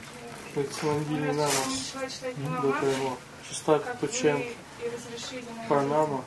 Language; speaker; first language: Russian; native; Russian